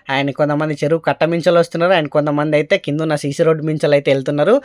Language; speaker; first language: Telugu; native; Telugu